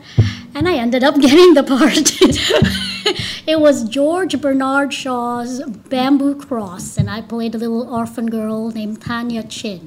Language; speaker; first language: English; non-native, local second language; Cebuano